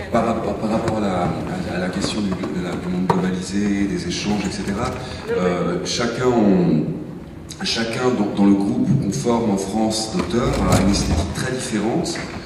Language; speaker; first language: French; native; French